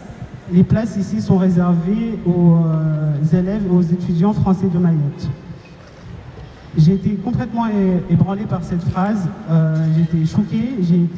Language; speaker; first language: French; non-native, local second language; Comorian